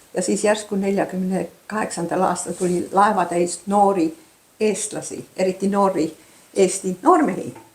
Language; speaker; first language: Estonian; early bilingual, heritage; Estonian